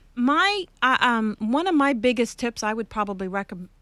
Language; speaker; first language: English; native; English